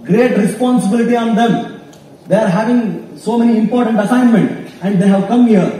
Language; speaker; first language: English; non-native, local second language; Kannada